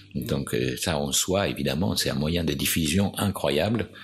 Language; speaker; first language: French; non-native, fluent; Spanish